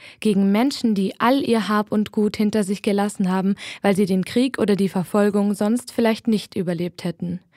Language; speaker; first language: German; native; German